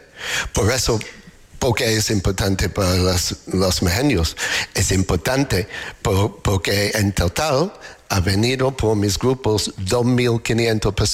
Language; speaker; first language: Spanish; non-native, learner; English